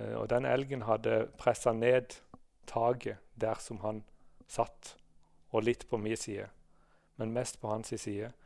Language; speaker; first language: Norwegian; native; Norwegian